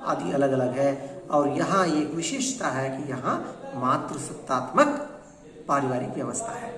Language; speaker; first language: Hindi; non-native, local second language; Kannada